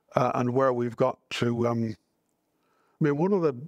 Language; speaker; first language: English; native; English